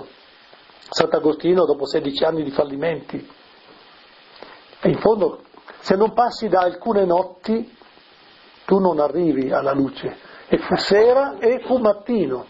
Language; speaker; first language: Italian; native; Italian